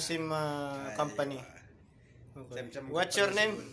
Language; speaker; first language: English; non-native, learner; Filipino